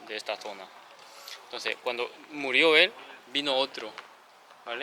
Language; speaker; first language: Spanish; non-native, fluent; Korean